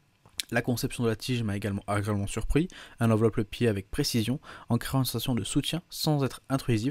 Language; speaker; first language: French; native; French